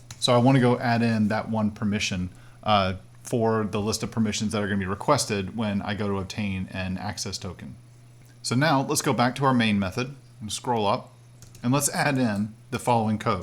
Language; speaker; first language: English; native; English